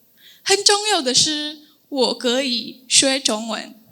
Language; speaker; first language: Chinese; non-native, learner; Indonesian